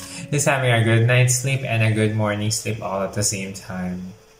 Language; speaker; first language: English; non-native, local second language; Filipino